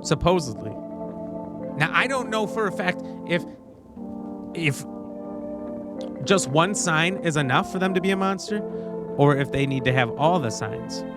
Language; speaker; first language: English; native; English